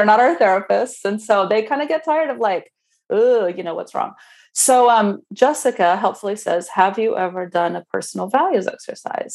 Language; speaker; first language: English; non-native, fluent; Romanian